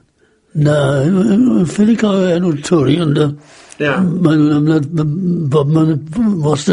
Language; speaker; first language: Welsh; native; Welsh